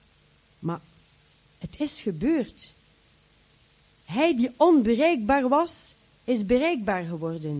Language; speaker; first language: Dutch; native; Dutch